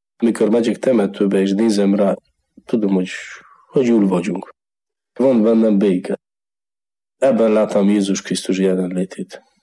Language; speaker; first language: Hungarian; non-native, learner; Polish